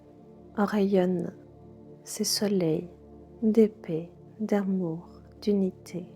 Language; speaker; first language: French; non-native, fluent; Spanish